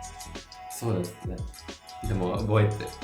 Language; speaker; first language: Japanese; non-native, learner; English